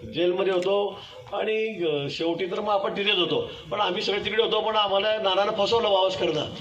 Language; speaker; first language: Marathi; native; Marathi